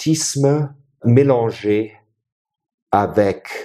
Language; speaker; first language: French; non-native, fluent; German